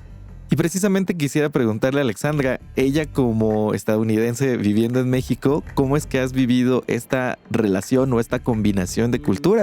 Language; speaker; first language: Spanish; native; Spanish